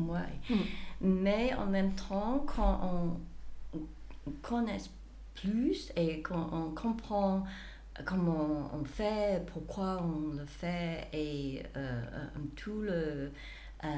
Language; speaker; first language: French; non-native, fluent; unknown